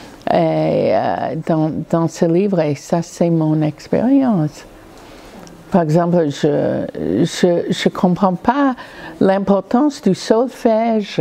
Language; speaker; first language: French; non-native, fluent; English